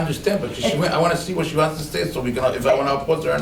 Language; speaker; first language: English; non-native, fluent; Arabic